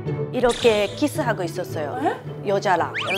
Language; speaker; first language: Korean; non-native, fluent; Japanese